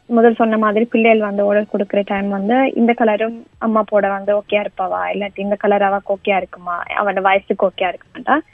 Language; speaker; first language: Tamil; early bilingual, heritage; Tamil